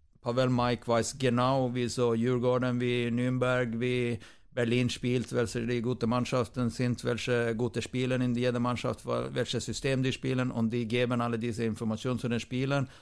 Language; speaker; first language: German; non-native, fluent; Swedish